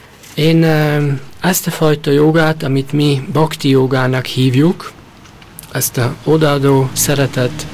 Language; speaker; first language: Hungarian; early bilingual, heritage; Hungarian